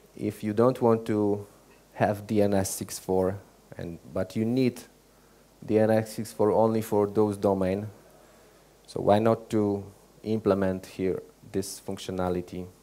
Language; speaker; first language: English; non-native, fluent; Polish